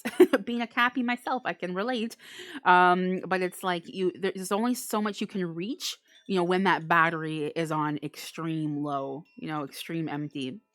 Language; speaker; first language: English; native; English